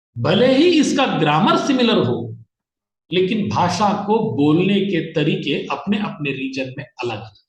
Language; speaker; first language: Hindi; non-native, local second language; Marathi